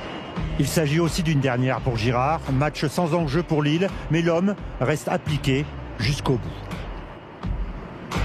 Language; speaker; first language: French; native; French